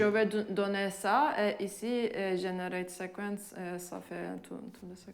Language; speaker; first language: French; non-native, fluent; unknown